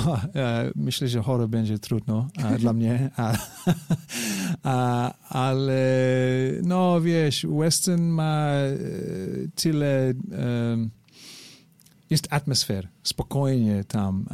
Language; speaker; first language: Polish; non-native, learner; English